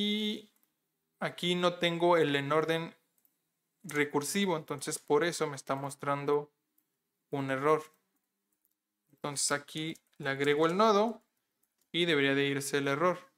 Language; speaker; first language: Spanish; native; Spanish